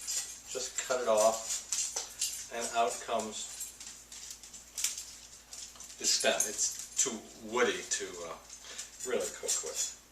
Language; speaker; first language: English; native; English